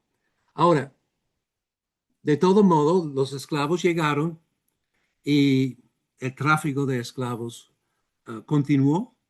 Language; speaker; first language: Spanish; non-native, fluent; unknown